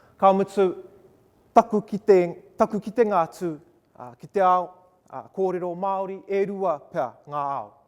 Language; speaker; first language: Māori; non-native, local second language; English